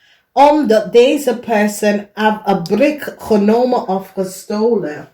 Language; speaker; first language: Dutch; non-native, learner; English